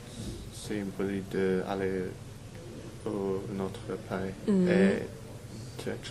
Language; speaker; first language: French; non-native, learner; English